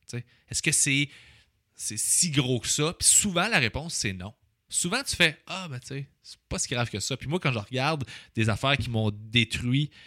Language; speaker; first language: French; native; French